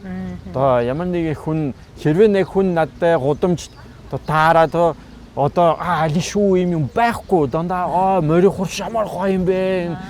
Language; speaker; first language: Mongolian; non-native, fluent; French